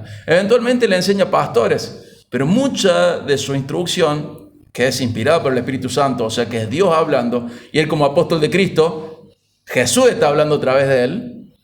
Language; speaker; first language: Spanish; native; Spanish